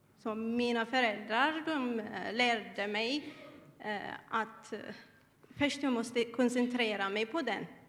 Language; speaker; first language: Swedish; non-native, learner; Tigrinya